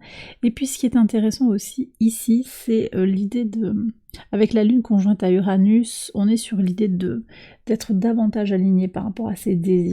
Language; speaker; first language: French; native; French